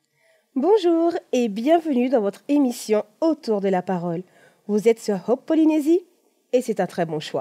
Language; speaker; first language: French; native; French